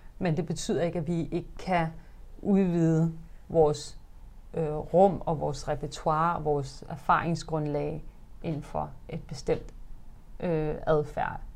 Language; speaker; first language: Danish; early bilingual, other home language; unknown